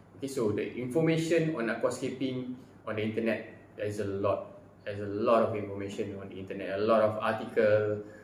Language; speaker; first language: English; non-native, local second language; Malay